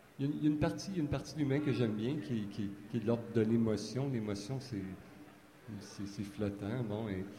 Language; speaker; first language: French; native; French